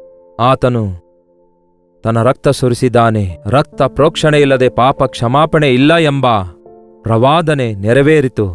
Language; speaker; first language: Kannada; native; Kannada